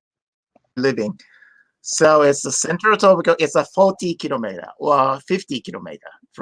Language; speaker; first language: English; non-native, fluent; Japanese